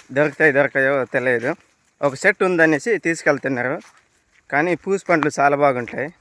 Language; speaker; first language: Telugu; non-native, local second language; Koya